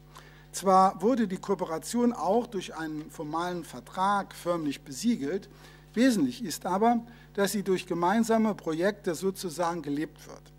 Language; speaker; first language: German; native; German